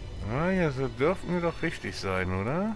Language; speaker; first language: German; native; German